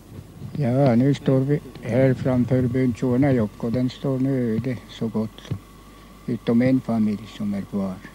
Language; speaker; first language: Swedish; non-native, local second language; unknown